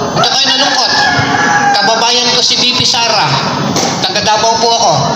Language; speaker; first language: Filipino; non-native, local second language; Cebuano